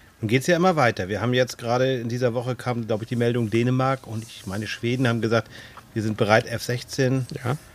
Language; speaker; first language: German; native; German